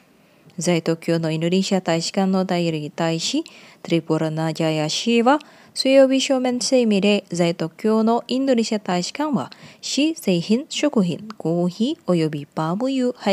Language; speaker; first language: Japanese; non-native, fluent; Indonesian